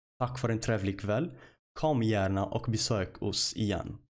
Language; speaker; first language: Swedish; non-native, fluent; Arabic